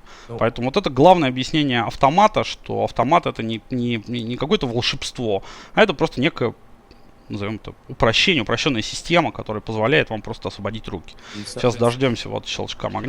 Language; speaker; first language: Russian; native; Russian